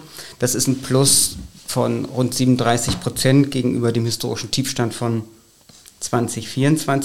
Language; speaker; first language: German; native; German